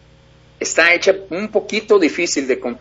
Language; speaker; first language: Spanish; native; Spanish